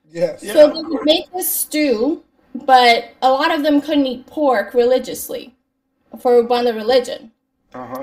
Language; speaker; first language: English; native; English